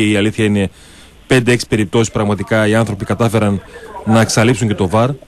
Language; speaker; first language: Greek; native; Greek